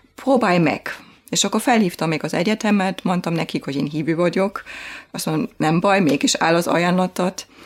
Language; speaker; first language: Hungarian; non-native, fluent; German